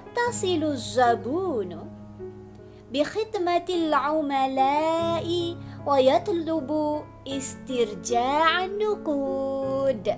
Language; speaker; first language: Arabic; non-native, fluent; Malay